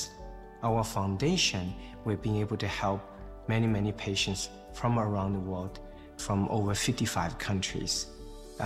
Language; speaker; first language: English; non-native, fluent; Chinese